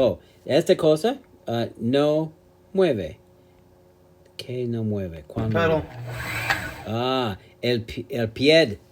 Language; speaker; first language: Spanish; non-native, learner; English